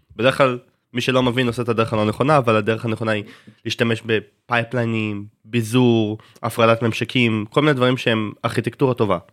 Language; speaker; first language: Hebrew; native; Hebrew